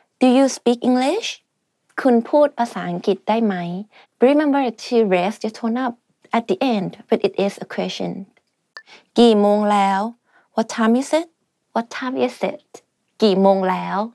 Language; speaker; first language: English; non-native, fluent; Thai